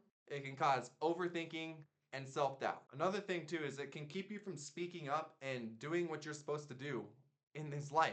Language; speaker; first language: English; native; English